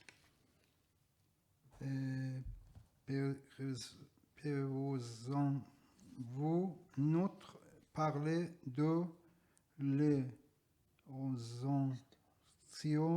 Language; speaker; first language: French; non-native, learner; Persian